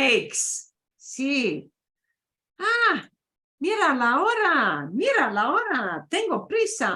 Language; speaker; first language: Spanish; non-native, fluent; English